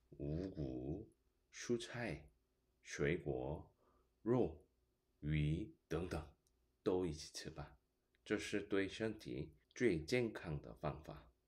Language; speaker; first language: Chinese; non-native, fluent; Korean